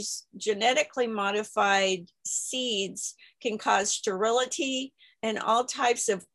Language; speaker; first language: English; native; English